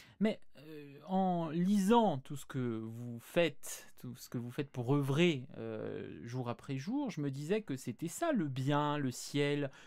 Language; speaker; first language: French; native; French